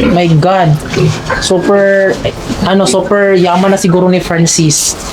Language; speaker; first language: Filipino; non-native, local second language; Cebuano